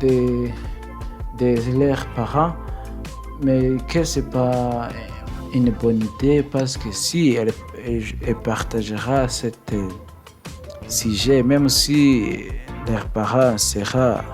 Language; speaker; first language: French; non-native, learner; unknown